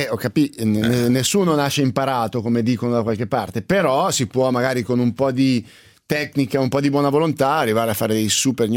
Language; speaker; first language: Italian; native; Italian